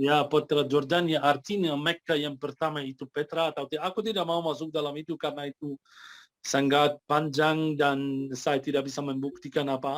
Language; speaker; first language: Indonesian; non-native, fluent; Arabic